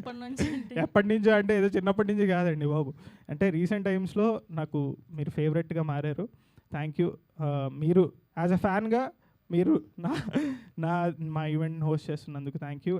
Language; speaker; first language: Telugu; native; Telugu